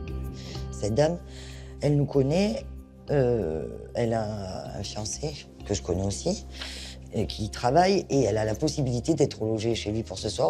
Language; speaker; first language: French; native; French